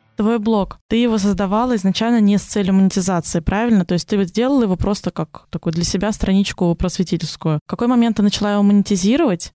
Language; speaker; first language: Russian; native; Russian